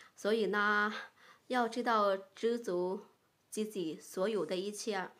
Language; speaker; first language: Chinese; non-native, fluent; Lao